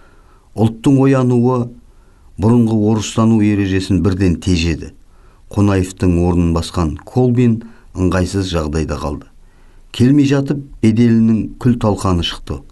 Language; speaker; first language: Kazakh; native; Kazakh